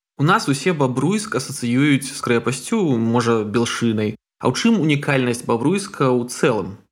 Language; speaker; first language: Belarusian; non-native, local second language; Russian